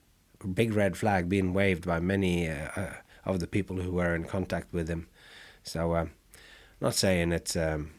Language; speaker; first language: English; non-native, fluent; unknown